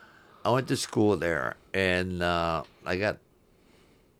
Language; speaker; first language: English; non-native, fluent; French